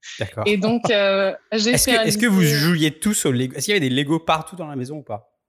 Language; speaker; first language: French; native; French